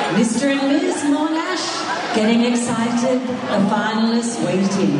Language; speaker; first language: English; native; English